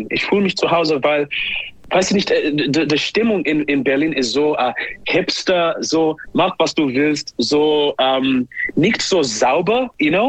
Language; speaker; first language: German; non-native, fluent; English